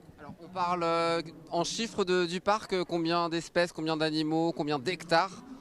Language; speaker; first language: French; native; French